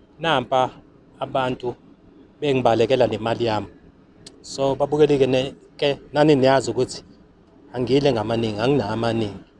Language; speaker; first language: Zulu; native; Zulu